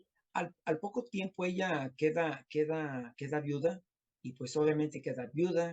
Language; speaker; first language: Spanish; native; Spanish